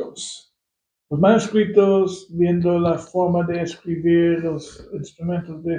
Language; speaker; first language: Spanish; non-native, fluent; English